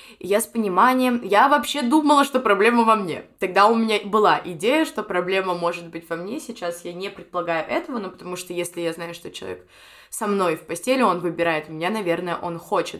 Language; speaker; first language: Russian; native; Russian